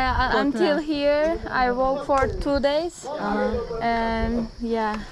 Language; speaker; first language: English; non-native, learner; Turkish